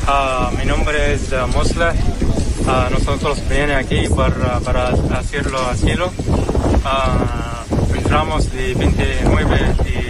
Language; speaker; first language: Spanish; non-native, learner; Arabic